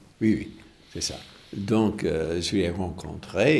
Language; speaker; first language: French; non-native, fluent; English